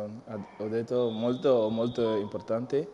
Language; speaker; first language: Italian; non-native, learner; English